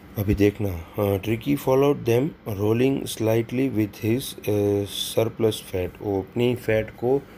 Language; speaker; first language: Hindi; non-native, local second language; Gujarati